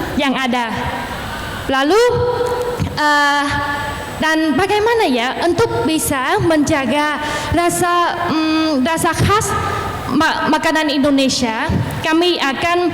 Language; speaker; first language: Indonesian; non-native, learner; Vietnamese